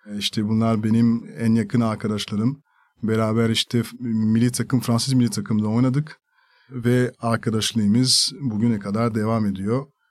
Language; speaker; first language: Turkish; non-native, fluent; French